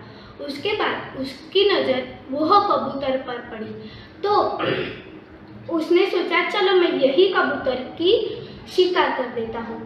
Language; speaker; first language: Hindi; non-native, local second language; Gujarati